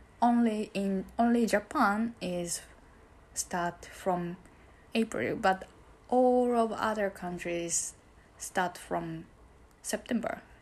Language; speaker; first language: English; non-native, learner; Japanese